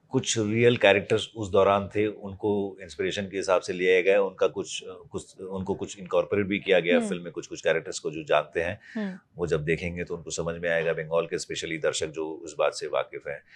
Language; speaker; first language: Hindi; native; Hindi